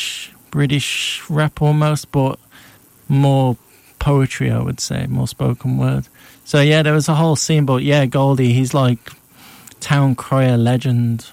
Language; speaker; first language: English; native; English